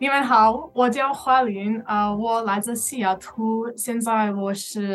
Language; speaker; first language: Chinese; non-native, learner; English